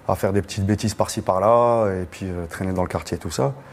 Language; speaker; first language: French; non-native, local second language; Arabic